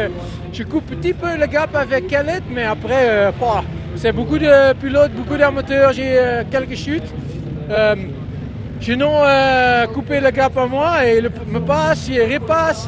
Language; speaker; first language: French; non-native, learner; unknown